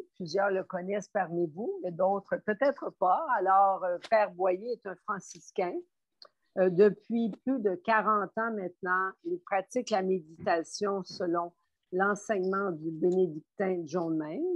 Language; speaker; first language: French; native; French